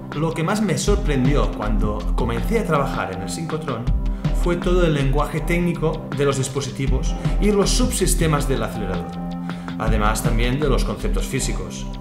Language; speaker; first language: Spanish; native; Spanish